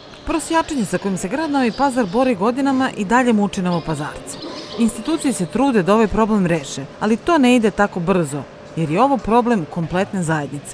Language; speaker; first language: Serbian; native; Serbian